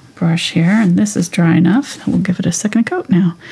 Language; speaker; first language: English; native; English